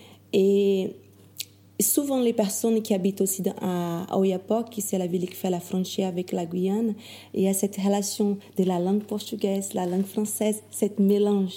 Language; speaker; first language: French; non-native, fluent; Portuguese